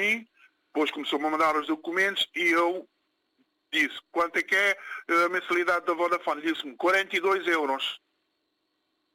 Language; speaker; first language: Portuguese; non-native, local second language; Kabuverdianu